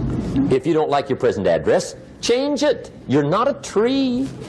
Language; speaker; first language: English; native; English